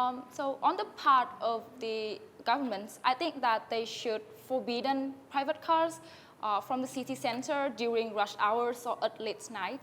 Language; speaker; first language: English; non-native, fluent; Vietnamese